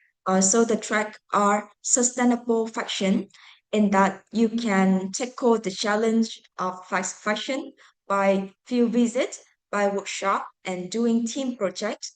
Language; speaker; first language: English; non-native, fluent; Vietnamese